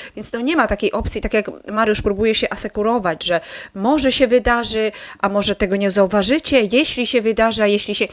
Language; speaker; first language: Polish; native; Polish